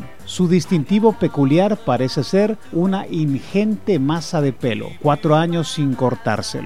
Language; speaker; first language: Spanish; native; Spanish